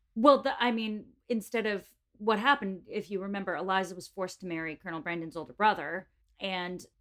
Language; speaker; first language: English; native; English